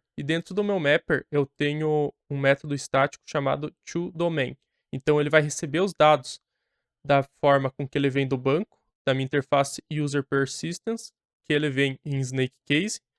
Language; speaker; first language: Portuguese; native; Portuguese